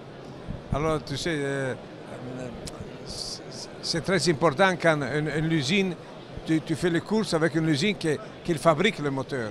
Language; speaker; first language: French; non-native, learner; Italian